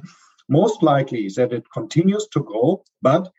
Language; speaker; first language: English; non-native, fluent; German